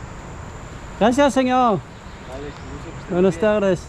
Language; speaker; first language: Spanish; non-native, learner; French